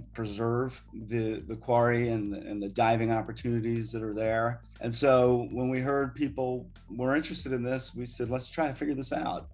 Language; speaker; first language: English; native; English